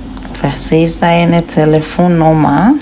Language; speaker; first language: German; non-native, learner; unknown